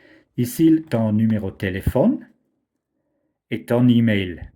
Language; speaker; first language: French; non-native, fluent; German